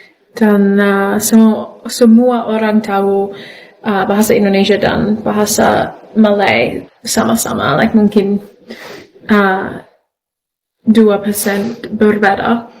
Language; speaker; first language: Indonesian; non-native, fluent; Russian